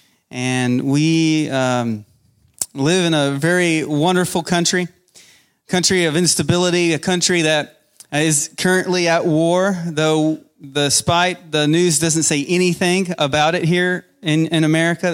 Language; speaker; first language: English; native; English